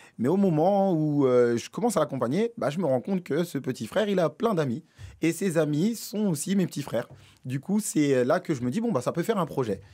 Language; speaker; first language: French; native; French